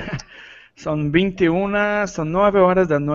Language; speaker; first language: Spanish; non-native, learner; Portuguese